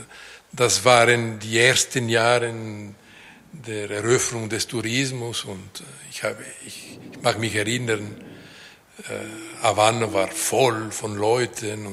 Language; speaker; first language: German; non-native, local second language; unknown